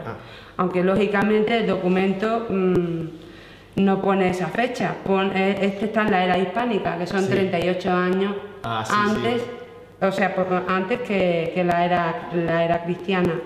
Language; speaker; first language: Spanish; native; Spanish